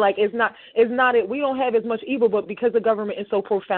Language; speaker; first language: English; native; English